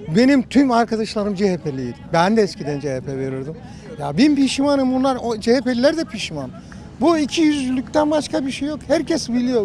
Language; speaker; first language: Turkish; non-native, local second language; Kurdish